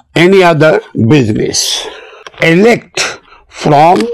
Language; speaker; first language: English; non-native, local second language; Urdu